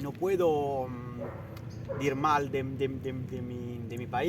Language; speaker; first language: Spanish; early bilingual, heritage; Italian